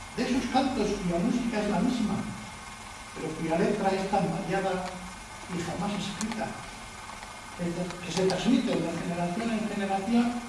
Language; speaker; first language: Spanish; non-native, local second language; Basque